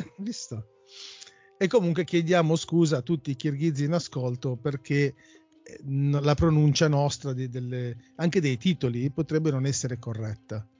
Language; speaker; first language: Italian; native; Italian